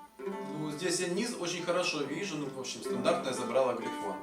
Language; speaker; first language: Russian; native; Russian